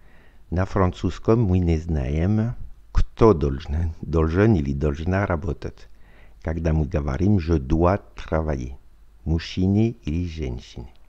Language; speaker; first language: Russian; non-native, learner; French